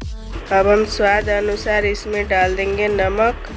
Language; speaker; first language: Hindi; native; Hindi